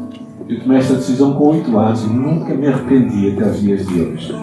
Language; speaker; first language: Portuguese; native; Portuguese